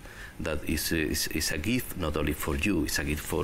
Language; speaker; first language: English; non-native, learner; Spanish